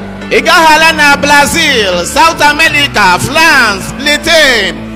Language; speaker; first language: English; non-native, local second language; Yoruba